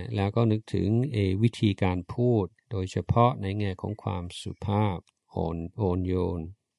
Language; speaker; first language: Thai; non-native, fluent; English